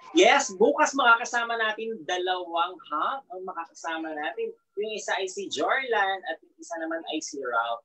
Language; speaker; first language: Filipino; native; Filipino